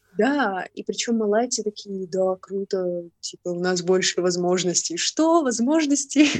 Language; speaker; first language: Russian; native; Russian